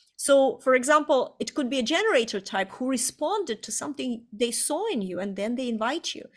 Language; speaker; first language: English; non-native, fluent; Estonian